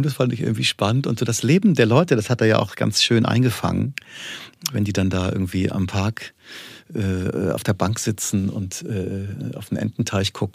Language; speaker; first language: German; native; German